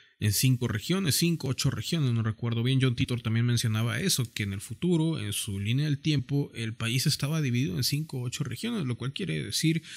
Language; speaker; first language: Spanish; native; Spanish